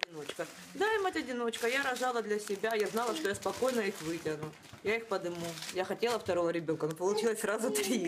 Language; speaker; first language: Russian; native; Russian